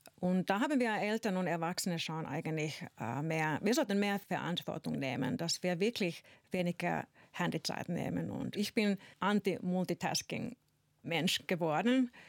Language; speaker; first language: German; non-native, fluent; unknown